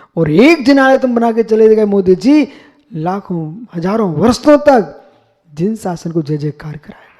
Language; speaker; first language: Hindi; native; Hindi